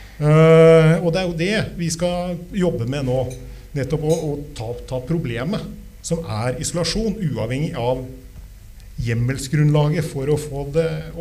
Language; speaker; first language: Norwegian; native; Norwegian